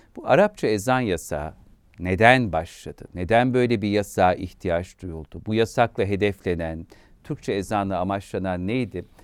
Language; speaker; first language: Turkish; native; Turkish